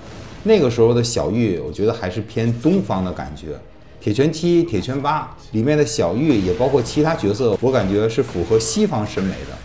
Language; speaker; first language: Chinese; native; Chinese